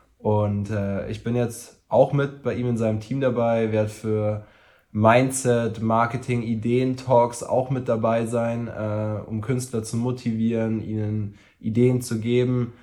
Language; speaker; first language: German; native; German